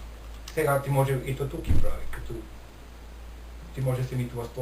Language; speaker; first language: Bulgarian; non-native, learner; Finnish